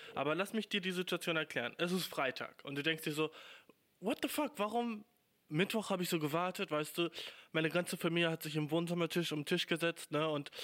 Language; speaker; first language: German; native; German